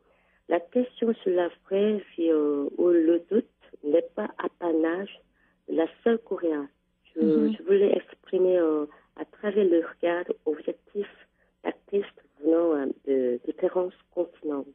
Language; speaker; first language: French; non-native, learner; Korean